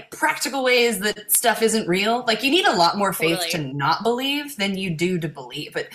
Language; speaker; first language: English; native; English